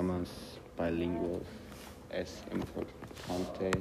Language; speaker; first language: Spanish; non-native, learner; English